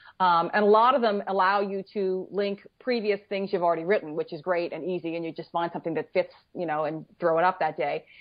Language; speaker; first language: English; native; English